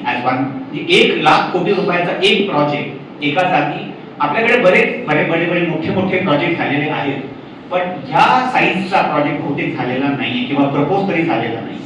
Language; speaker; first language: Marathi; non-native, local second language; Hindi